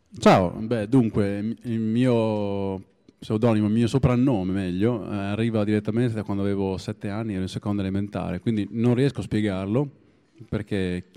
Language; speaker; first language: Italian; native; Italian